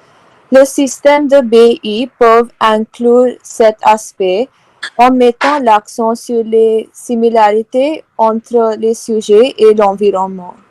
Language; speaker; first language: French; non-native, learner; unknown